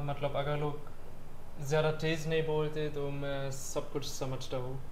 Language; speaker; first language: Hindi; non-native, fluent; German